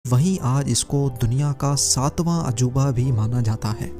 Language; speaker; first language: Urdu; native; Urdu